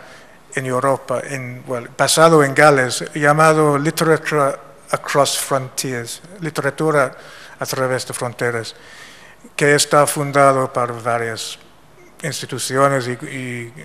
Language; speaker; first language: Spanish; non-native, fluent; English